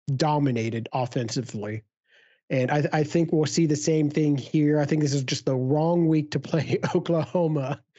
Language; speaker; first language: English; native; English